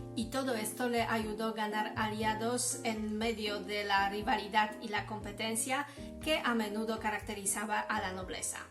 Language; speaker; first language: Spanish; non-native, fluent; Polish